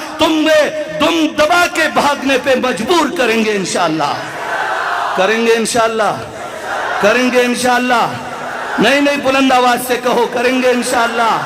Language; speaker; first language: Urdu; non-native, local second language; Pashto